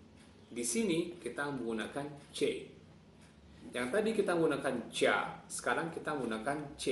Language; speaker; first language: Indonesian; non-native, local second language; Javanese